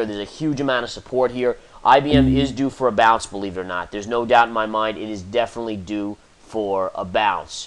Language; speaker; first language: English; native; English